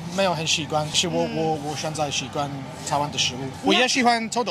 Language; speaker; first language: Chinese; non-native, fluent; English